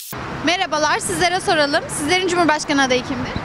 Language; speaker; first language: Turkish; native; Turkish